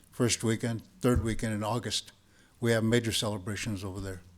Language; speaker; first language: English; early bilingual, other home language; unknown